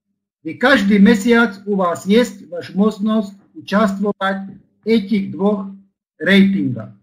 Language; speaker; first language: Russian; non-native, learner; Slovak